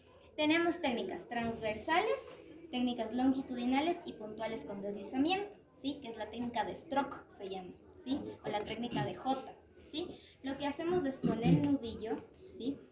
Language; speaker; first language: Spanish; native; Spanish